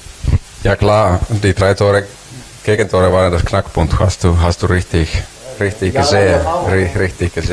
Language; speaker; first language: German; non-native, fluent; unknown